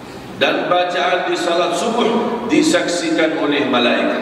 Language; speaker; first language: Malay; non-native, fluent; Arabic